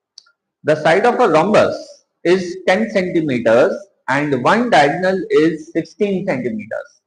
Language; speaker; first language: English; non-native, local second language; Hindi